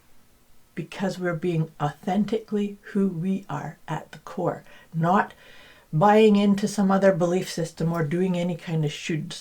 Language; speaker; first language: English; native; English